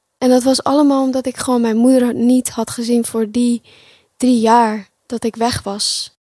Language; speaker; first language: Dutch; early bilingual, other home language; Pashto